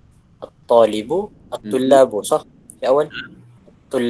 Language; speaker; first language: Arabic; non-native, learner; Malay